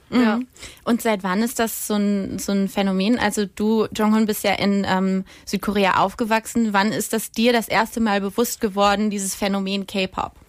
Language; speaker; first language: German; native; German